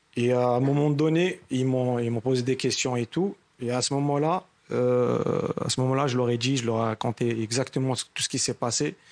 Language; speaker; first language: French; non-native, local second language; Arabic